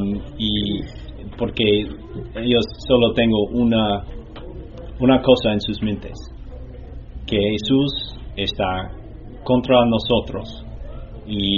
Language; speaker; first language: Spanish; non-native, learner; English